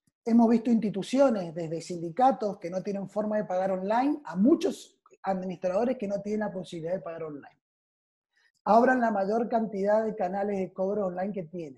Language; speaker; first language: Spanish; native; Spanish